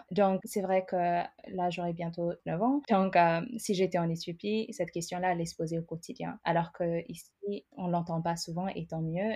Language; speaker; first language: French; non-native, fluent; Amharic